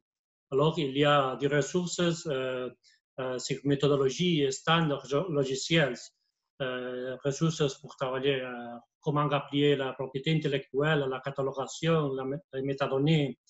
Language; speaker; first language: French; non-native, fluent; Spanish